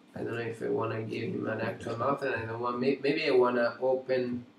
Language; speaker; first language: English; non-native, fluent; Italian